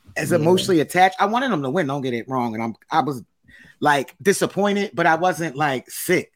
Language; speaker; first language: English; native; English